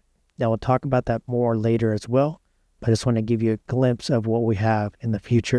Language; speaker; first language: English; native; English